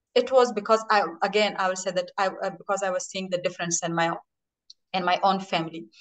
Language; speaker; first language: English; non-native, fluent; Persian